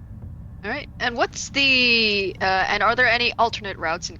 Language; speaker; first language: English; native; English